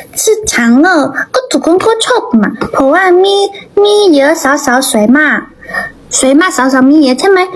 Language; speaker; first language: Thai; non-native, learner; Chinese